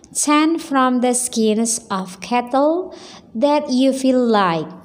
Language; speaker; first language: English; non-native, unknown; Indonesian